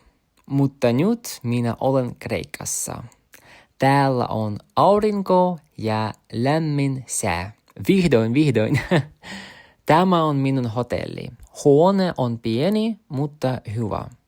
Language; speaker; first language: Finnish; non-native, learner; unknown